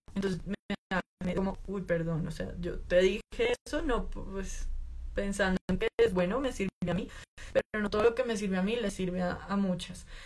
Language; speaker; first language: Spanish; native; Spanish